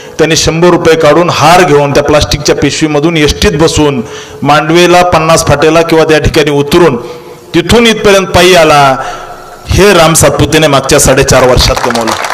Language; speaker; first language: Marathi; native; Marathi